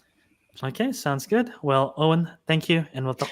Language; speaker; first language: English; native; English